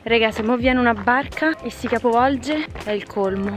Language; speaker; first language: Italian; native; Italian